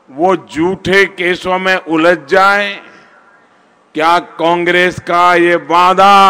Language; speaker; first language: Hindi; non-native, local second language; Gujarati